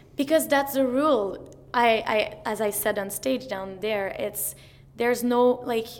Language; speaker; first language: English; non-native, fluent; French